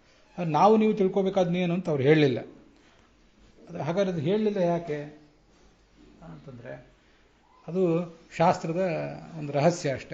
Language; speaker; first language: Kannada; native; Kannada